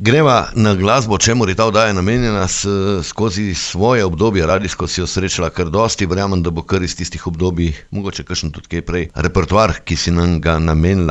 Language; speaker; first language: Slovenian; native; Slovenian